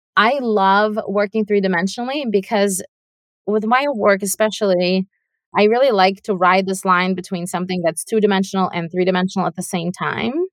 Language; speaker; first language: English; non-native, fluent; Russian